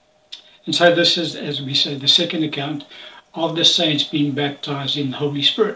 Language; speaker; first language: English; native; English